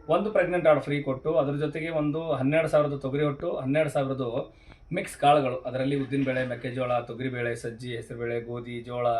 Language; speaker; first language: Kannada; native; Kannada